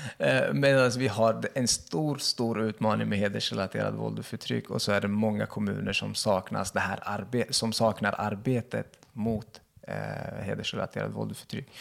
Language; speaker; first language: Swedish; early bilingual, other home language; Kurdish